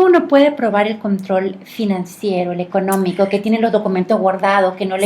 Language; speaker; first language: Spanish; native; Spanish